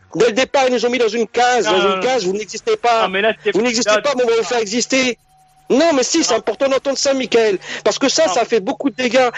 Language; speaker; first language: French; native; French